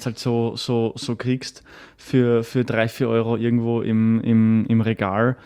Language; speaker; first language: German; native; German